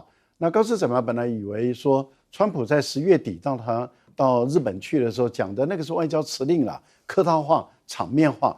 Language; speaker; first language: Chinese; native; Chinese